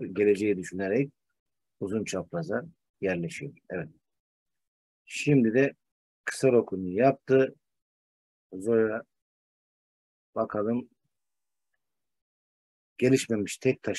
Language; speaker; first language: Turkish; native; Turkish